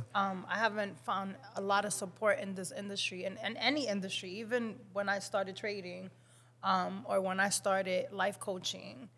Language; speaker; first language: English; non-native, fluent; Spanish